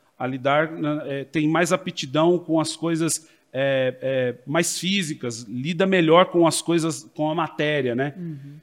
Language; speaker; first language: Portuguese; native; Portuguese